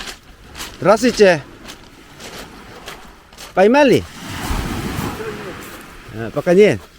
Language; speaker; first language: Russian; non-native, learner; Korean